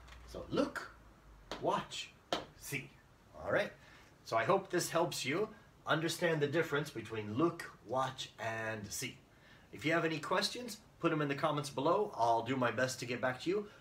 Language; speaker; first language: English; native; English